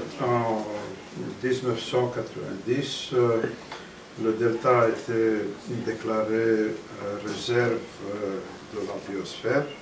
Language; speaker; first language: French; non-native, fluent; Romanian